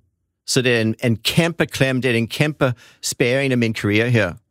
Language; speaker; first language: Danish; non-native, fluent; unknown